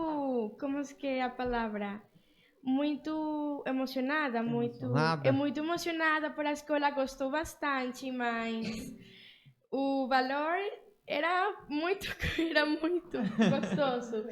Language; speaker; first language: Portuguese; early bilingual, other home language; Spanish